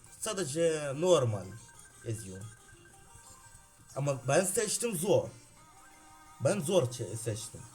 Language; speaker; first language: Turkish; non-native, learner; Ukrainian